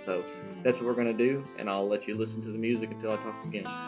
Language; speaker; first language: English; native; English